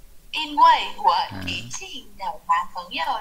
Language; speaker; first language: Chinese; non-native, learner; Vietnamese